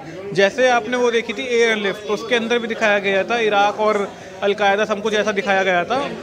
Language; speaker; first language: Hindi; native; Hindi